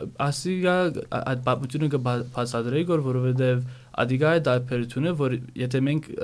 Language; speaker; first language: Armenian; early bilingual, heritage; Armenian